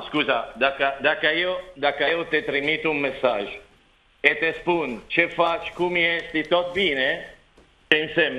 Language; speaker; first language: Romanian; non-native, learner; Italian